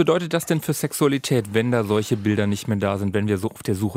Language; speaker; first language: German; native; German